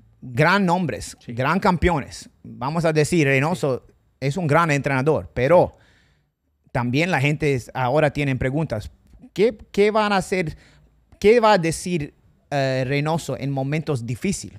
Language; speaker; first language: Spanish; non-native, fluent; English